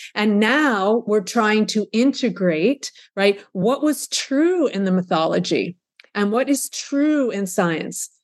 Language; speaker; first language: English; early bilingual, other home language; Russian